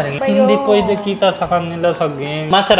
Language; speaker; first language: Filipino; non-native, learner; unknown